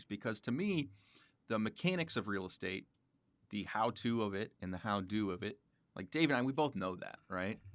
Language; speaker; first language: English; native; English